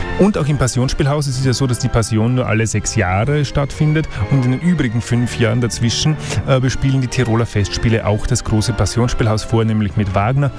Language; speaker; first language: German; native; German